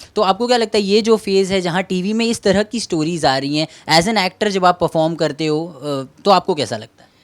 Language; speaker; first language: Hindi; native; Hindi